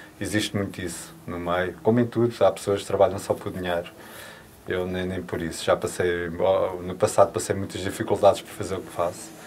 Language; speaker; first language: Portuguese; native; Portuguese